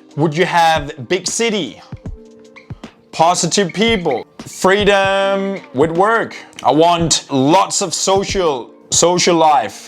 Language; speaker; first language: English; non-native, fluent; Danish